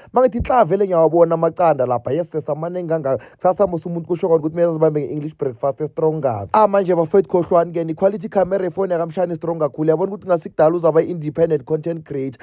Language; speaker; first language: Zulu; native; Zulu